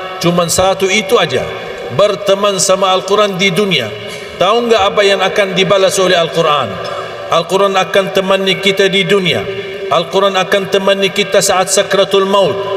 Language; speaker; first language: Malay; non-native, fluent; Arabic